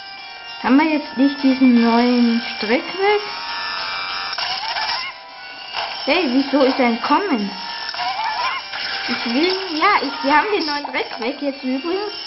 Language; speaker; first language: German; native; German